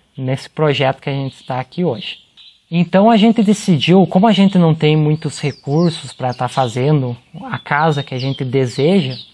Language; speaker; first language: Portuguese; native; Portuguese